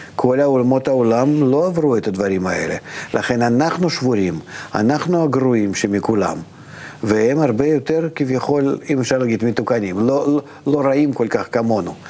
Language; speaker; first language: Hebrew; non-native, fluent; Russian